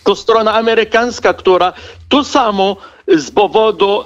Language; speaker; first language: Polish; non-native, fluent; Arabic